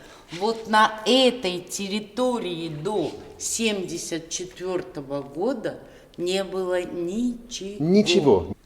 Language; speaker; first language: Russian; native; Russian